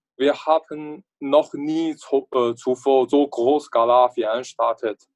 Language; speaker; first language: German; non-native, learner; Chinese